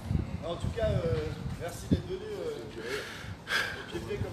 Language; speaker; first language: French; native; French